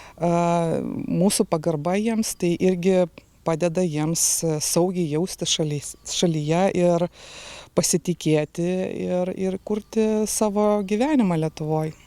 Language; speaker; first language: Lithuanian; native; Lithuanian